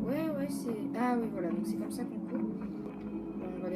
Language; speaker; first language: French; native; French